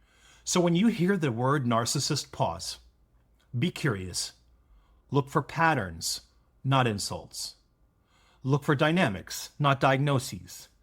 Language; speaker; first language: English; native; English